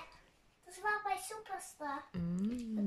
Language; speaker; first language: German; early bilingual, other home language; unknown